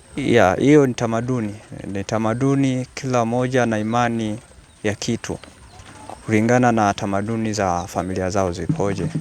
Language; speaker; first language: Swahili; native; Swahili